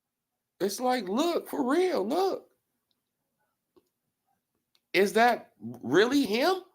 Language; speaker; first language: English; native; English